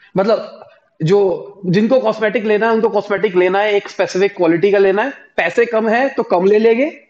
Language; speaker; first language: Hindi; native; Hindi